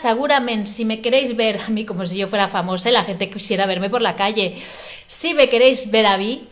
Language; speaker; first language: Spanish; non-native, local second language; Catalan